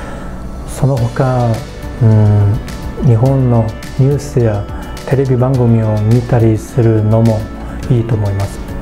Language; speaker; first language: Japanese; non-native, fluent; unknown